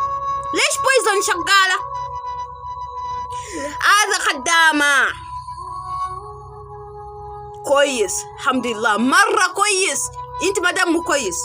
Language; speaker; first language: Arabic; non-native, learner; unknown